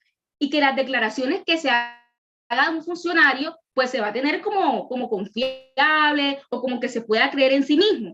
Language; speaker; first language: Spanish; native; Spanish